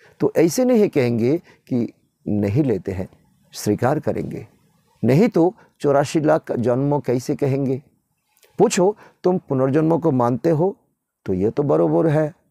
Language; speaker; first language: Hindi; non-native, local second language; Bangla